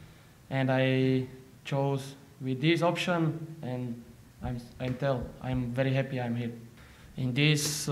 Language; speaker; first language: English; non-native, learner; Slovak